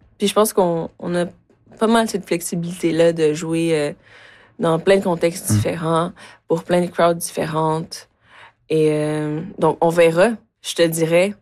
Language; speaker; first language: French; early bilingual, other home language; Spanish